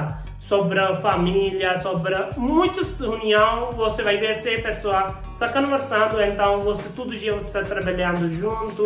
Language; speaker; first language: Portuguese; non-native, learner; Hindi